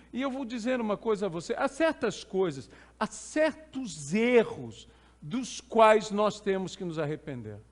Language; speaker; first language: Portuguese; native; Portuguese